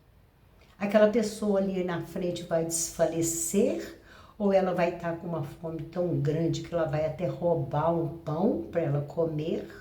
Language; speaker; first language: Portuguese; native; Portuguese